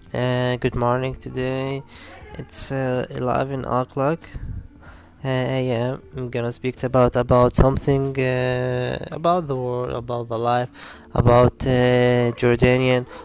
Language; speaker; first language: English; non-native, learner; Arabic